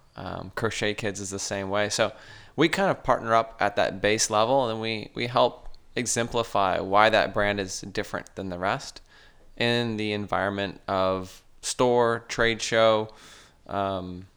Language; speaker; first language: English; native; English